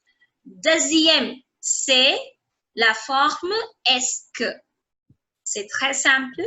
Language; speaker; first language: French; non-native, fluent; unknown